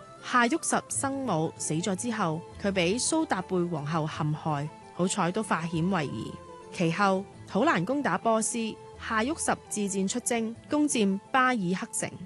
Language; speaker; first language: Chinese; non-native, local second language; Cantonese